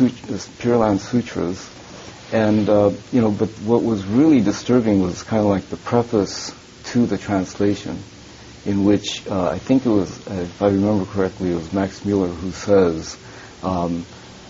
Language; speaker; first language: English; early bilingual, other home language; Japanese